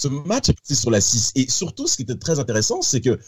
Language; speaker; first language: French; native; French